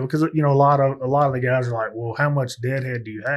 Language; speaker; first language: English; native; English